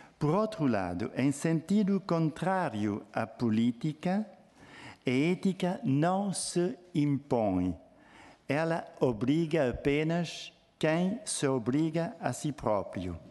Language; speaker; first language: Portuguese; non-native, fluent; French